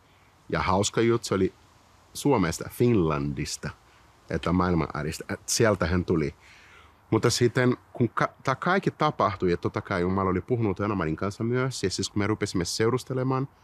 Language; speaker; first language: Finnish; non-native, fluent; Portuguese